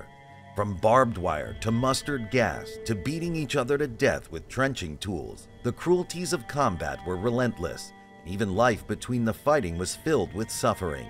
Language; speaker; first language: English; native; English